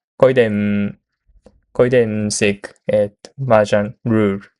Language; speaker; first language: Cantonese; non-native, learner; Japanese